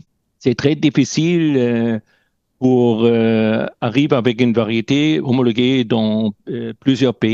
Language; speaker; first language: French; non-native, learner; German